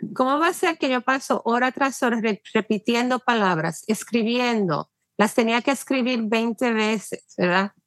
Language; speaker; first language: Spanish; native; Spanish